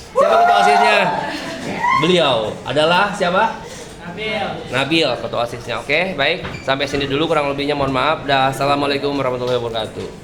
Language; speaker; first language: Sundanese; non-native, local second language; Indonesian